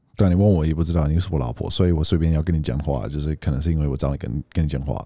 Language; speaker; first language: Chinese; native; Chinese